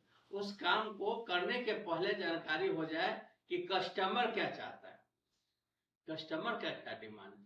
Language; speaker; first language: Hindi; native; Hindi